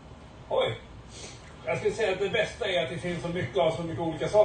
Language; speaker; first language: Swedish; native; Swedish